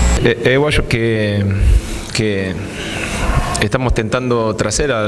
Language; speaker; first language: Portuguese; non-native, fluent; Spanish